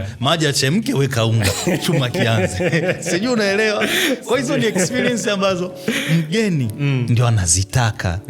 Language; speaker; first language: Swahili; native; Swahili